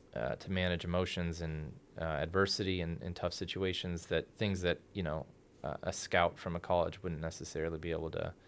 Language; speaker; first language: English; early bilingual, other home language; Spanish